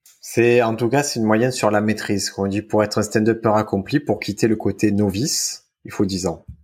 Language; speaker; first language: French; native; French